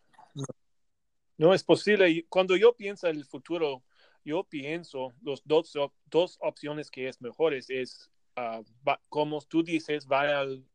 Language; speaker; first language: Spanish; non-native, learner; English